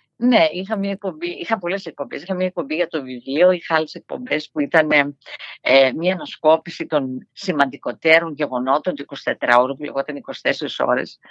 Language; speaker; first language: Greek; early bilingual, heritage; Greek